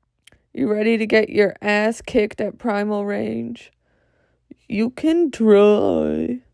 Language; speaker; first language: English; native; English